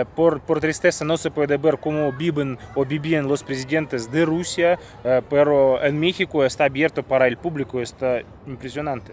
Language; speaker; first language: Spanish; non-native, learner; Russian